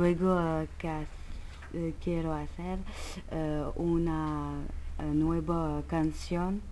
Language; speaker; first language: Spanish; non-native, learner; French